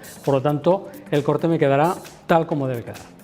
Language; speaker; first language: Spanish; native; Spanish